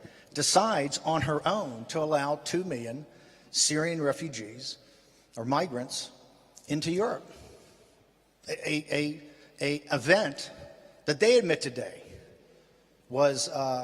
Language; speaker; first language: English; native; English